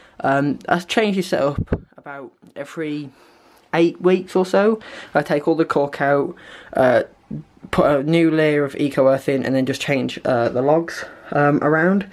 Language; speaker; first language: English; native; English